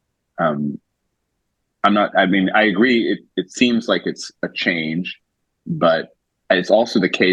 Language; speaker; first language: English; native; English